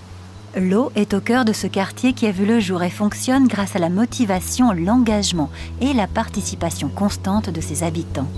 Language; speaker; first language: French; native; French